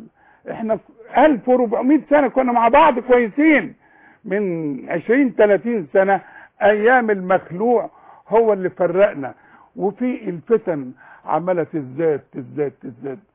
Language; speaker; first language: Arabic; native; Arabic